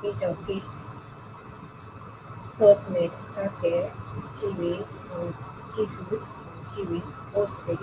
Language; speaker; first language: English; non-native, learner; Japanese